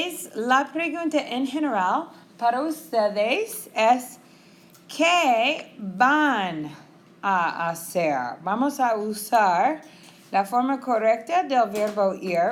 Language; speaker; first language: Spanish; non-native, fluent; English